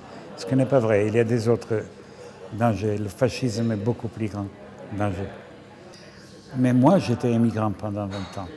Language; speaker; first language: French; non-native, fluent; Serbian